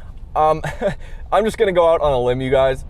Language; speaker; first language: English; native; English